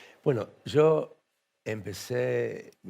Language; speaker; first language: Spanish; non-native, fluent; English